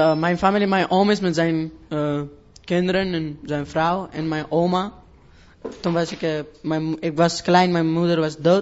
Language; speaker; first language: Dutch; non-native, learner; Persian